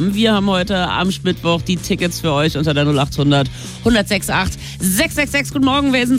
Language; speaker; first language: German; native; German